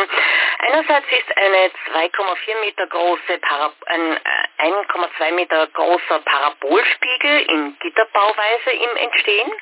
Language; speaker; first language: German; native; German